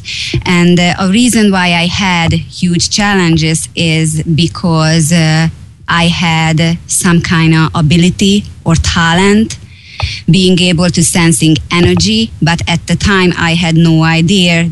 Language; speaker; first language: English; non-native, fluent; Hungarian